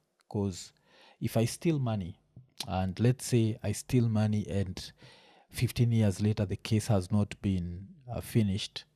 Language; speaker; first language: English; non-native, local second language; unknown